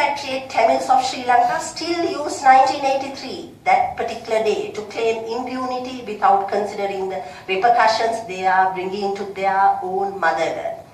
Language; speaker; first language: English; non-native, local second language; Sinhala